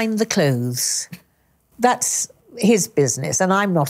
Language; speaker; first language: English; native; English